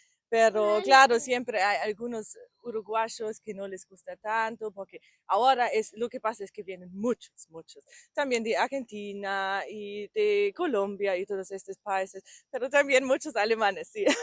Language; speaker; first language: Spanish; non-native, learner; German